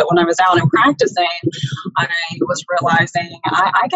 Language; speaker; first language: English; native; English